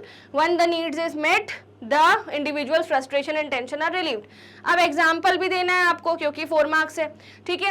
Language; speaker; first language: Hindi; native; Hindi